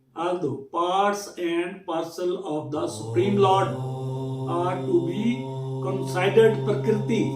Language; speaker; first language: English; non-native, local second language; Punjabi